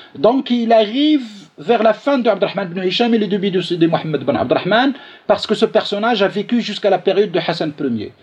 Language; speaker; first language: French; non-native, local second language; Arabic